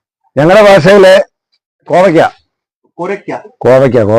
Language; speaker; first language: Malayalam; non-native, learner; Assamese